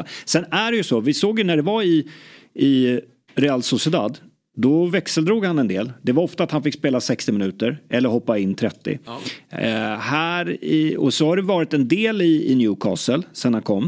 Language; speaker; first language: Swedish; native; Swedish